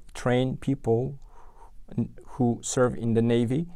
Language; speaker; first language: English; non-native, fluent; Uzbek